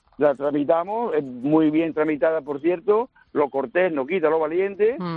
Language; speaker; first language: Spanish; native; Spanish